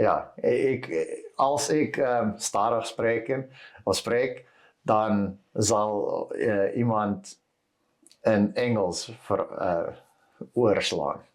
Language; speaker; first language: Dutch; non-native, learner; Afrikaans